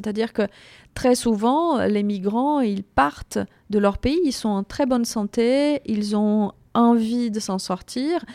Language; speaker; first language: French; non-native, fluent; Portuguese